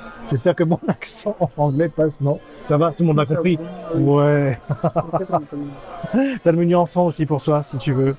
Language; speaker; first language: French; native; French